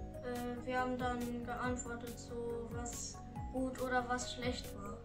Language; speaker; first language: German; early bilingual, other home language; Indonesian